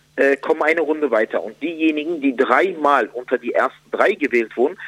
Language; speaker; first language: German; native; German